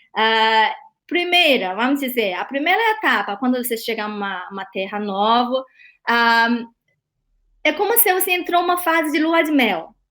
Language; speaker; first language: Portuguese; non-native, fluent; Chinese